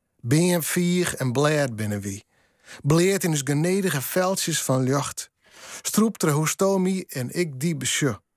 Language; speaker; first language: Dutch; non-native, local second language; Western Frisian